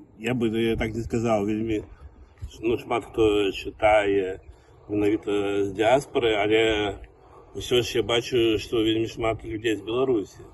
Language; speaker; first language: Belarusian; native; Belarusian